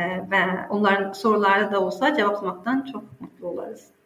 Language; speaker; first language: Turkish; non-native, fluent; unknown